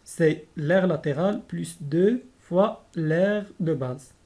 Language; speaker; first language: French; non-native, local second language; Arabic